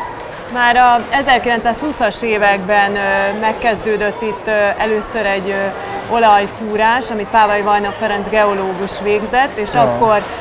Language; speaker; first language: Hungarian; native; Hungarian